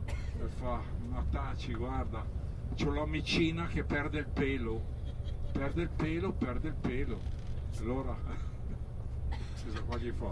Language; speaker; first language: Italian; native; Italian